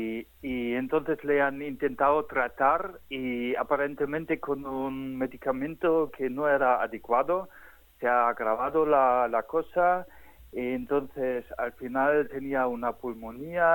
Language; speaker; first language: Spanish; non-native, fluent; German